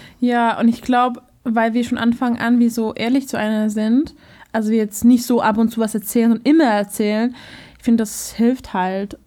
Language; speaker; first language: German; non-native, fluent; Hungarian